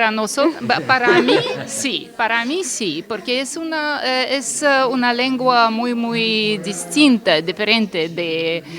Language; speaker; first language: Spanish; non-native, learner; Russian